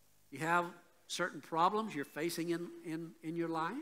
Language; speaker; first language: English; native; English